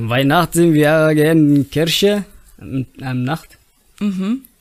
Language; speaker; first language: German; non-native, learner; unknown